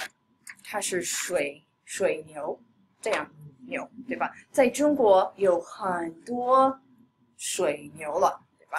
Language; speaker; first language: Chinese; non-native, fluent; English